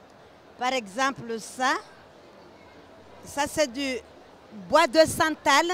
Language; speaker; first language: French; non-native, local second language; Comorian